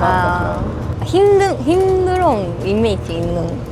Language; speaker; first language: Korean; non-native, learner; Japanese